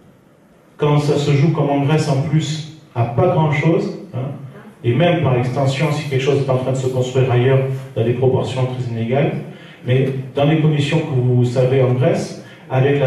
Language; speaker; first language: French; native; French